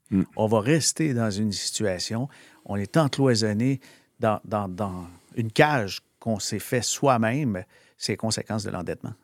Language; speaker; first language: French; native; French